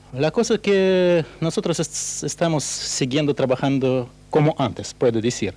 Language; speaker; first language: Spanish; non-native, fluent; Russian